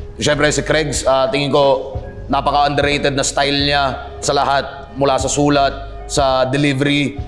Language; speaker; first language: Filipino; native; Filipino